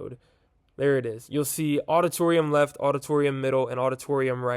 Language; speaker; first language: English; native; English